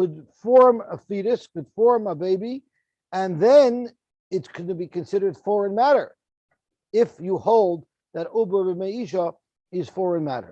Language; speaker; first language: English; native; English